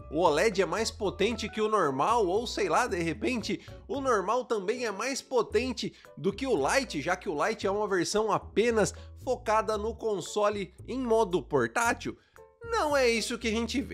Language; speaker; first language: Portuguese; native; Portuguese